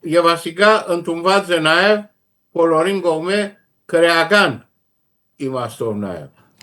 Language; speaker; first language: Armenian; early bilingual, heritage; Armenian